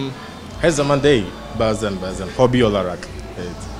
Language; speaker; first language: Turkish; non-native, learner; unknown